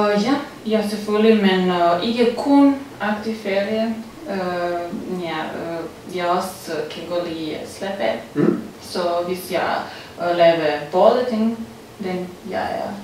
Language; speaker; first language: Danish; non-native, learner; Serbian